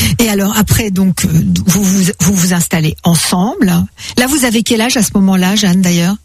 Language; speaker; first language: French; native; French